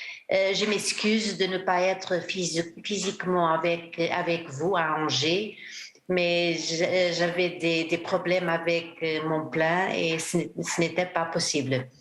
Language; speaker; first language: French; non-native, fluent; Portuguese